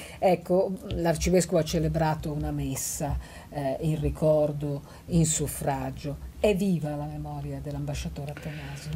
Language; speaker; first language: Italian; native; Italian